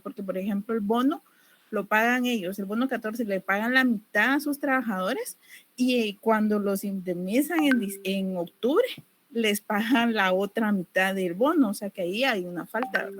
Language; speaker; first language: Spanish; native; Spanish